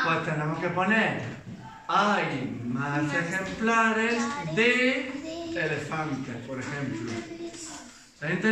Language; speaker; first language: Spanish; native; Spanish